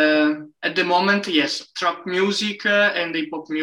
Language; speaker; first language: English; non-native, learner; Italian